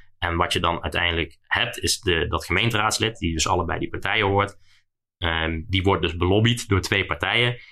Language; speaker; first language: Dutch; native; Dutch